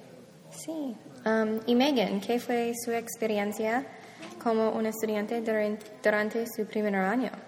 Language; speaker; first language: Spanish; non-native, learner; English